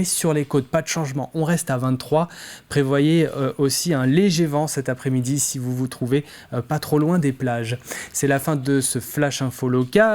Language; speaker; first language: French; native; French